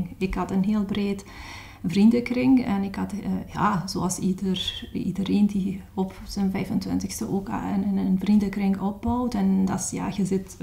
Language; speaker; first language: Dutch; non-native, fluent; Albanian